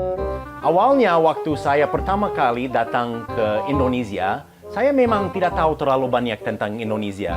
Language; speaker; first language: Indonesian; non-native, fluent; English